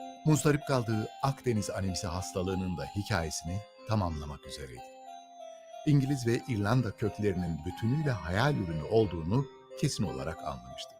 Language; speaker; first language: Turkish; native; Turkish